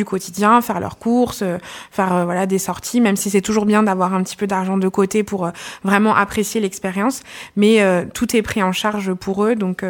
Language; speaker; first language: French; native; French